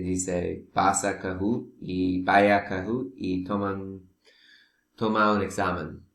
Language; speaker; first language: Spanish; non-native, learner; English